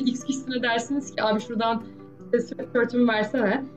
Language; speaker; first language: Turkish; native; Turkish